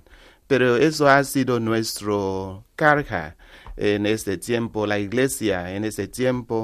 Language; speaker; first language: Spanish; non-native, learner; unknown